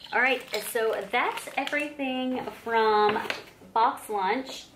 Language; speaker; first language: English; native; English